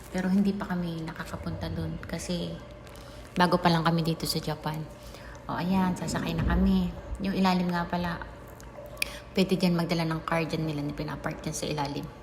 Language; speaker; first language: Filipino; native; Filipino